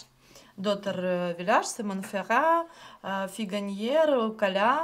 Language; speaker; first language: French; non-native, learner; Ukrainian